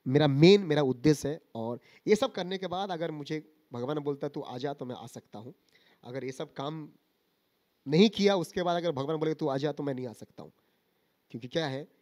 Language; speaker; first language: Hindi; non-native, local second language; Bangla